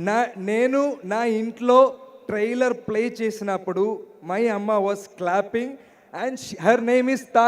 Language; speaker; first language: Telugu; non-native, learner; Malayalam